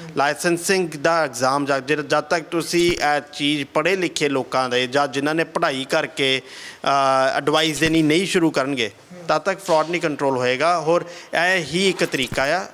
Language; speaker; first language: Punjabi; early bilingual, heritage; Punjabi